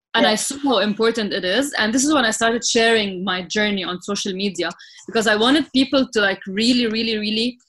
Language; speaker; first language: English; non-native, fluent; Arabic